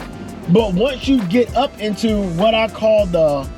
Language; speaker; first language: English; native; English